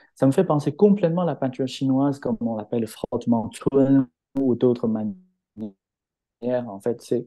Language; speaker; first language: French; non-native, fluent; Chinese